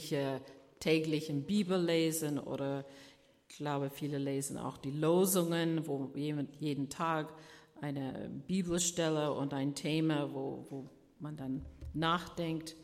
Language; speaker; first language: German; non-native, fluent; English